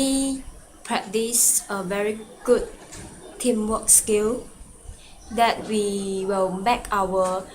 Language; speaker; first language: English; non-native, local second language; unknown